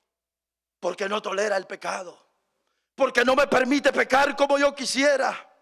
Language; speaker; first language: Spanish; native; Spanish